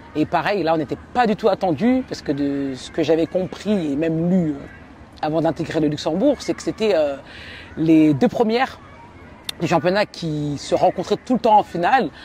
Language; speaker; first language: French; native; French